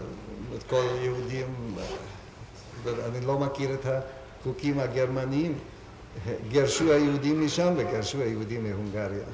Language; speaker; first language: Hebrew; non-native, fluent; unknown